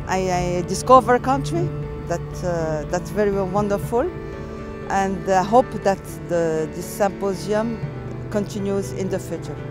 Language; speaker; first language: English; non-native, learner; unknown